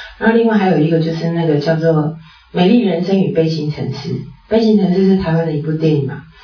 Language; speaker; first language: Chinese; native; Chinese